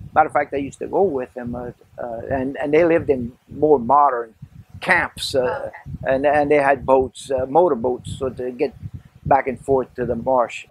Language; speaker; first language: English; early bilingual, other home language; French